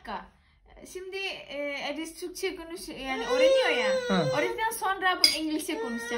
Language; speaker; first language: Turkish; non-native, learner; Indonesian